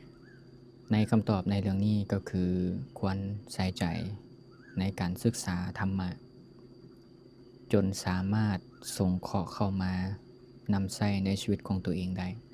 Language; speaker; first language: Thai; non-native, local second language; Northeastern Thai